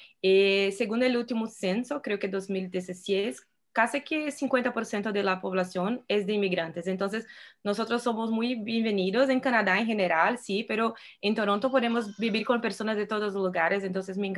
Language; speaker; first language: Spanish; non-native, fluent; Portuguese